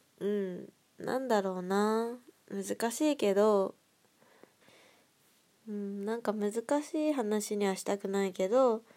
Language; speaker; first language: Japanese; native; Japanese